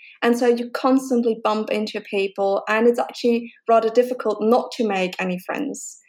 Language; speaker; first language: English; non-native, fluent; German